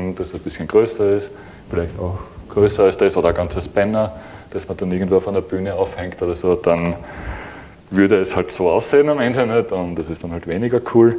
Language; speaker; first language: German; native; German